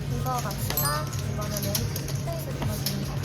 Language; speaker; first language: Korean; native; Korean